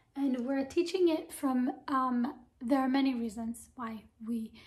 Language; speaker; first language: English; non-native, fluent; Hebrew